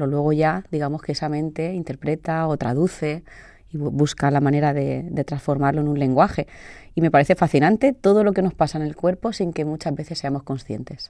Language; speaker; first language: Spanish; native; Spanish